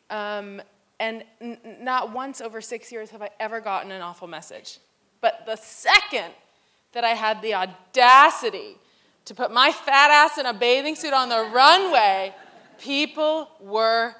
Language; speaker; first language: English; native; English